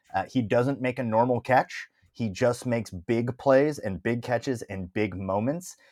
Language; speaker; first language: English; native; English